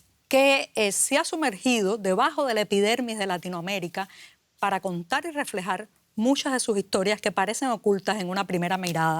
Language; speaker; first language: Spanish; native; Spanish